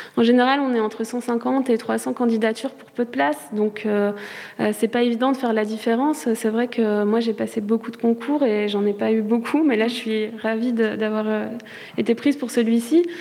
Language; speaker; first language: French; native; French